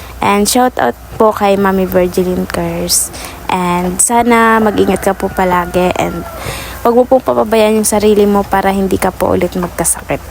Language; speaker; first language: Filipino; non-native, local second language; Bikol